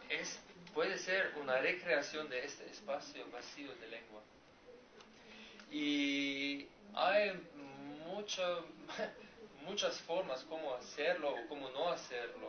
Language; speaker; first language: Spanish; non-native, learner; Slovenian